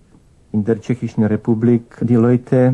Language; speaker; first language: German; non-native, fluent; Czech